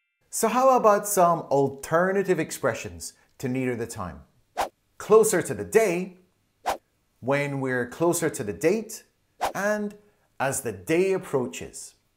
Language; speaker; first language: English; native; English